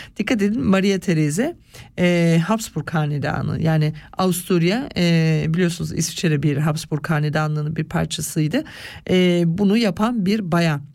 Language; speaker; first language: Turkish; early bilingual, other home language; Swiss German